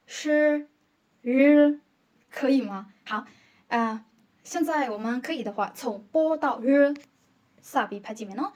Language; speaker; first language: Chinese; non-native, fluent; Burmese